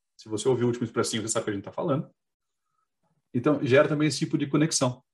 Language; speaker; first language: Portuguese; native; Portuguese